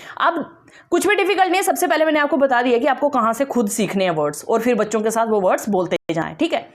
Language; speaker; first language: Hindi; non-native, local second language; Dogri